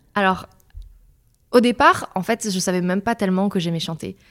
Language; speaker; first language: French; native; French